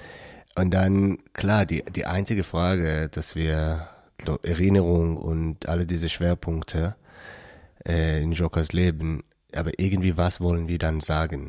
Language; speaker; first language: German; non-native, learner; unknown